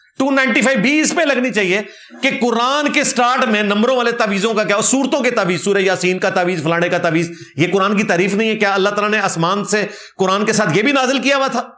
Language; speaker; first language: Urdu; non-native, local second language; Punjabi